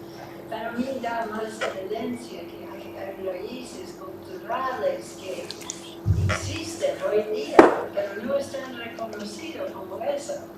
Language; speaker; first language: Spanish; non-native, fluent; English